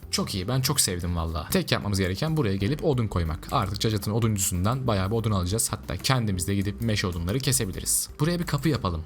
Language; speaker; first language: Turkish; native; Turkish